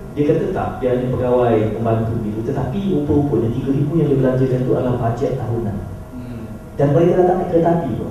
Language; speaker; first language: Malay; native; Malay